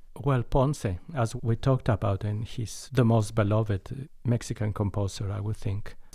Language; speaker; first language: English; non-native, fluent; Spanish